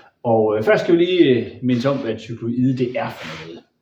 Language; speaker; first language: Danish; native; Danish